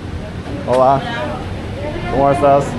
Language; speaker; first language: Spanish; non-native, learner; Bulgarian